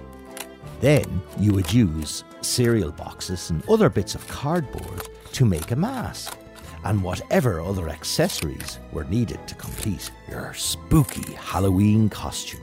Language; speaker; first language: English; native; English